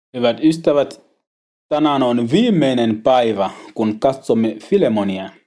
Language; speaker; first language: Finnish; non-native, learner; Swahili